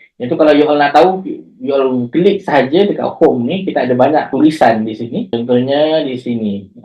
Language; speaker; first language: Malay; native; Malay